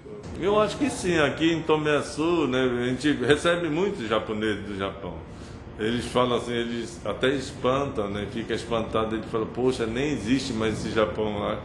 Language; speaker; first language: Portuguese; early bilingual, other home language; Japanese